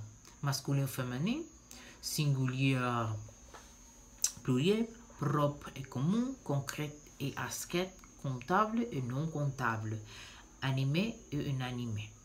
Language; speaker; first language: French; non-native, learner; Spanish